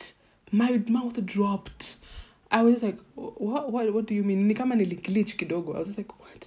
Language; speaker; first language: English; non-native, local second language; Swahili